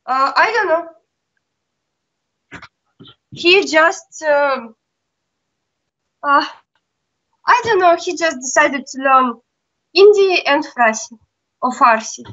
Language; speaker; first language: English; non-native, learner; Russian